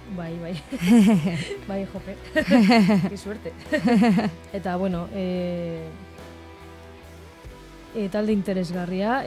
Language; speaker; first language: Basque; non-native, local second language; Spanish